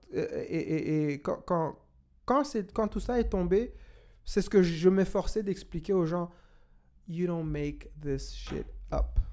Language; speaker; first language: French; non-native, local second language; Kinyarwanda